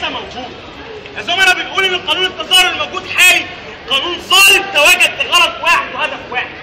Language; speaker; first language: Arabic; native; Arabic